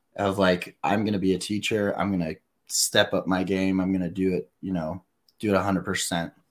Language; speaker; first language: English; native; English